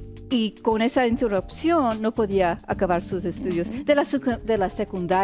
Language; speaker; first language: Spanish; early bilingual, heritage; Spanish